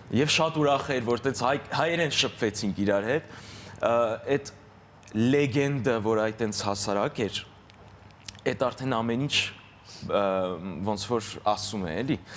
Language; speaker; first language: Armenian; early bilingual, heritage; Armenian